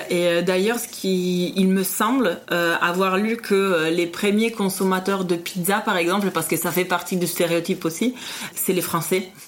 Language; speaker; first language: French; non-native, fluent; Italian